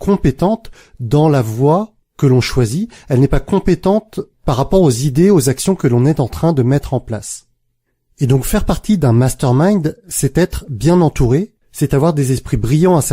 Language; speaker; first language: French; native; French